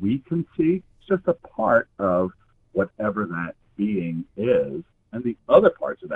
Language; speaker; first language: English; native; English